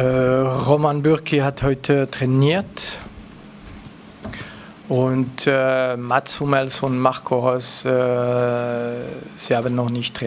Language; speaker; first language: German; non-native, local second language; French